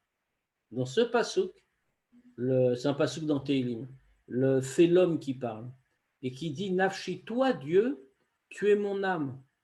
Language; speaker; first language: French; native; French